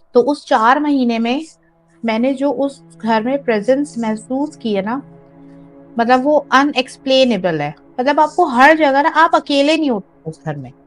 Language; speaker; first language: Urdu; native; Urdu